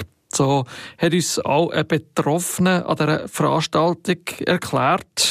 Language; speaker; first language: German; native; German